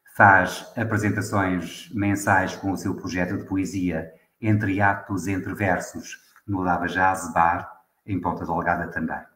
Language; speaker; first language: Portuguese; native; Portuguese